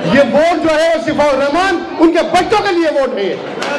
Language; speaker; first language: Hindi; native; Hindi